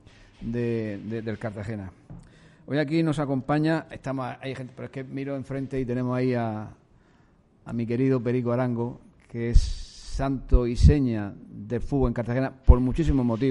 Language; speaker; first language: Spanish; native; Spanish